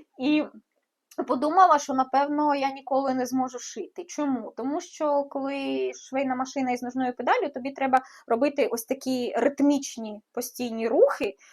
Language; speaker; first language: Ukrainian; non-native, local second language; Russian